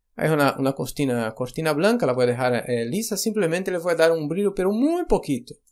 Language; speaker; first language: Spanish; non-native, fluent; Portuguese